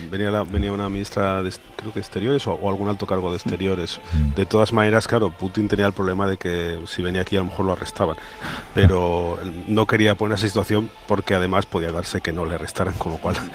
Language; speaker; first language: Spanish; native; Spanish